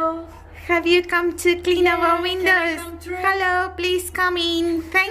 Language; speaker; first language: English; non-native, local second language; Tamil